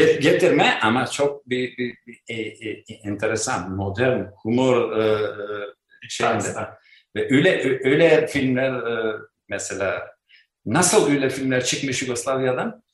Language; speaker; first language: Turkish; non-native, learner; Albanian